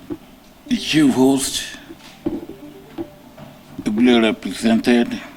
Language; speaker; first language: English; non-native, local second language; Yoruba